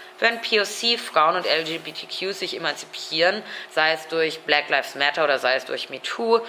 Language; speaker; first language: German; native; German